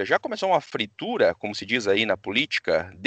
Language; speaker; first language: Portuguese; native; Portuguese